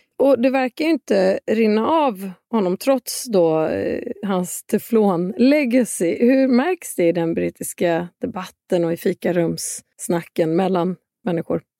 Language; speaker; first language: Swedish; native; Swedish